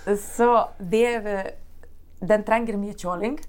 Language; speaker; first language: Norwegian; non-native, fluent; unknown